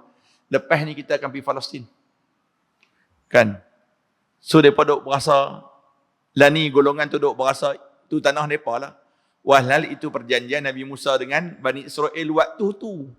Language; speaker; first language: Malay; native; Malay